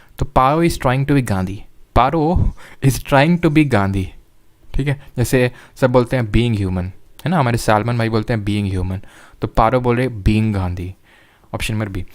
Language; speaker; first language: Hindi; native; Hindi